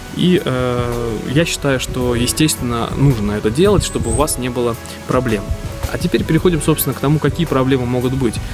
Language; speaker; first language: Russian; native; Russian